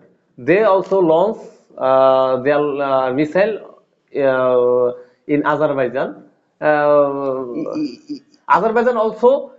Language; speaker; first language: English; non-native, learner; Bangla